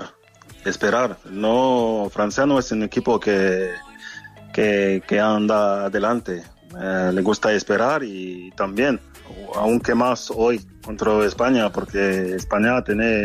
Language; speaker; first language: Spanish; non-native, fluent; French